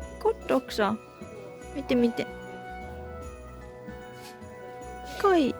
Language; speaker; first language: Swedish; non-native, learner; Japanese